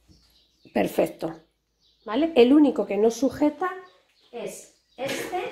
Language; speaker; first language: Spanish; native; Spanish